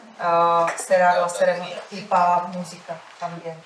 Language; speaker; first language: Spanish; non-native, fluent; Czech